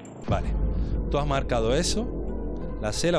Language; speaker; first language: Spanish; native; Spanish